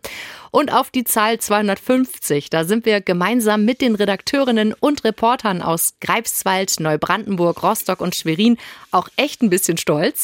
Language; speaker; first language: German; native; German